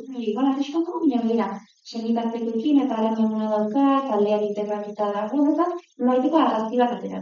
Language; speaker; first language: Basque; native; Basque